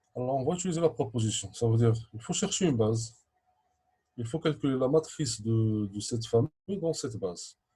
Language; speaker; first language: French; non-native, local second language; Arabic